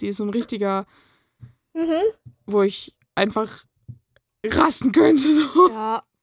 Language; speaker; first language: German; native; German